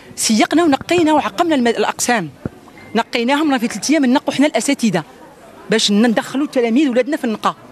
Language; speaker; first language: Arabic; native; Arabic